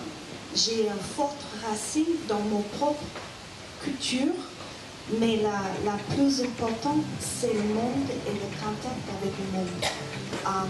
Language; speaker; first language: French; non-native, learner; English